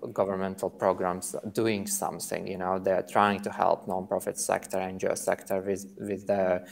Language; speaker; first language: English; non-native, fluent; Latvian